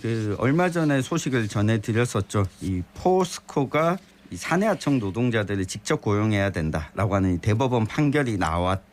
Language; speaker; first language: Korean; native; Korean